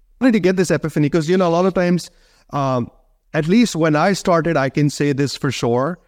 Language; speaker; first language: English; non-native, local second language; Hindi